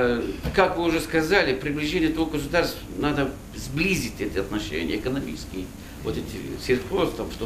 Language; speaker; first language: Russian; non-native, fluent; Turkish